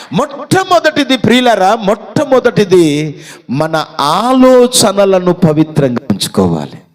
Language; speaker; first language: Telugu; non-native, local second language; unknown